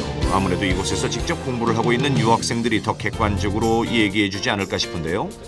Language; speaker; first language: Korean; native; Korean